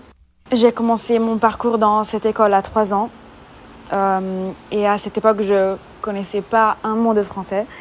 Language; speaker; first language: French; non-native, fluent; Italian